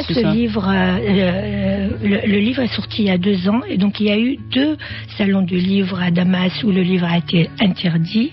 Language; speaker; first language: French; non-native, fluent; Arabic